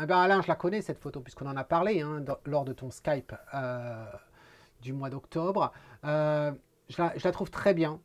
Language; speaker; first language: French; native; French